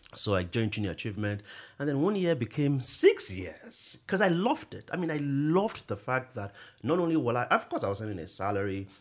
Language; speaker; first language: English; non-native, local second language; Yoruba